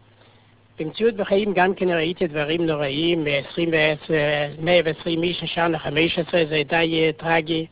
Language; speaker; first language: Hebrew; non-native, fluent; Yiddish